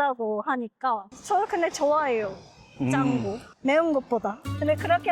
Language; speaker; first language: Korean; non-native, fluent; Japanese